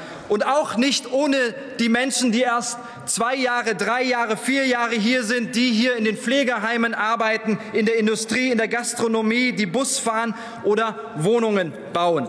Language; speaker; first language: German; early bilingual, other home language; Turkish